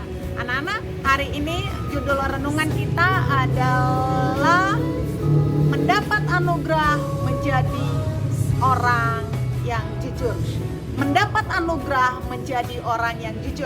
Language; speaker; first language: Indonesian; native; Indonesian